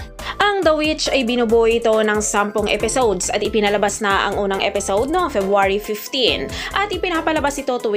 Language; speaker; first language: Filipino; native; Filipino